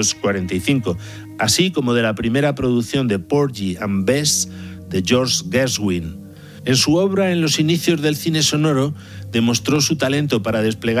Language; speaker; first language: Spanish; native; Spanish